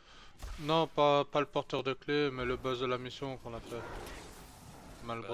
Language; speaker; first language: French; native; French